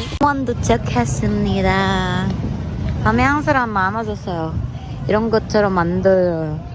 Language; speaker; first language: Korean; non-native, fluent; Filipino